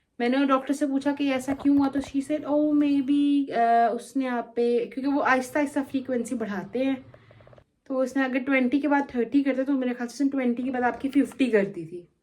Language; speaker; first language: Urdu; non-native, local second language; Punjabi